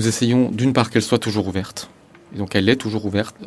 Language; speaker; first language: French; native; French